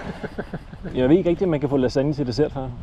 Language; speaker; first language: Danish; native; Danish